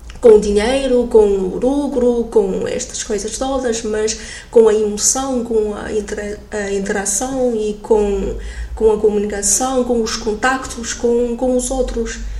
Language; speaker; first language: Portuguese; non-native, fluent; Chinese